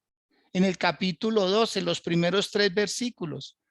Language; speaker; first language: Spanish; native; Spanish